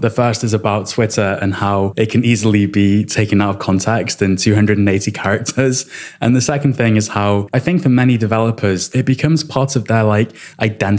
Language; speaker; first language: English; native; English